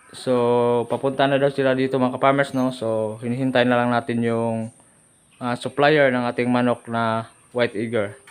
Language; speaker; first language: Filipino; non-native, local second language; Cebuano